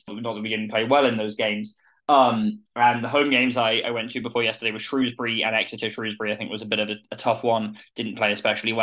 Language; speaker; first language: English; native; English